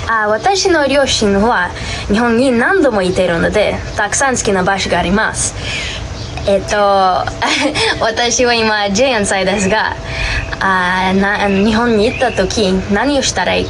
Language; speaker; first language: Japanese; non-native, learner; English